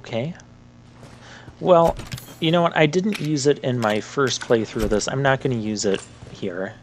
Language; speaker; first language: English; native; English